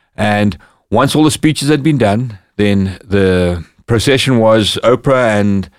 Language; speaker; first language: English; native; English